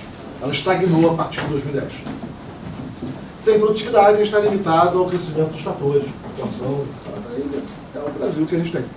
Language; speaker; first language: Portuguese; native; Portuguese